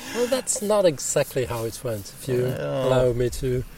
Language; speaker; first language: English; non-native, fluent; French